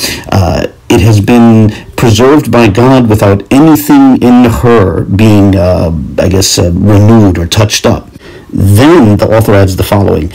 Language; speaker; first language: English; native; English